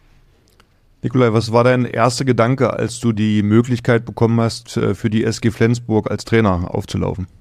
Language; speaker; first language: German; native; German